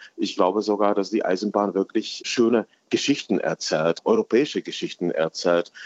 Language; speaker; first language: German; non-native, fluent; Czech